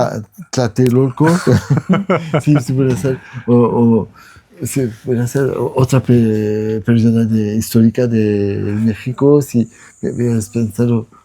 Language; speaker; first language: Spanish; non-native, learner; French